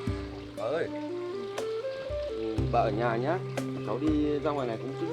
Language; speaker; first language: Vietnamese; native; Vietnamese